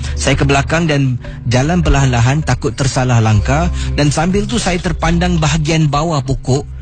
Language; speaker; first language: Malay; native; Malay